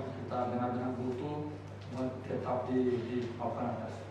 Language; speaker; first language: Indonesian; non-native, fluent; Portuguese